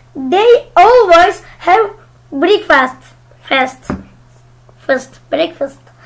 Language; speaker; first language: English; non-native, learner; Turkish